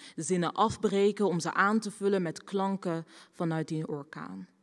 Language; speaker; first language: Dutch; native; Dutch